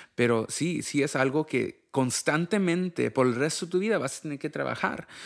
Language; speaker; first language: Spanish; early bilingual, heritage; Spanish